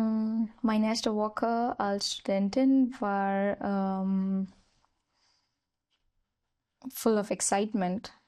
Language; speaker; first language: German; non-native, learner; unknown